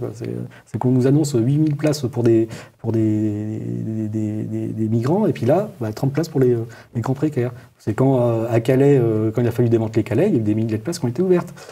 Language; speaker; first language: French; native; French